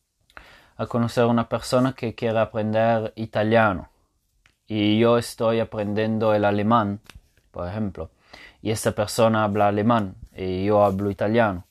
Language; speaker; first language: Spanish; non-native, fluent; Italian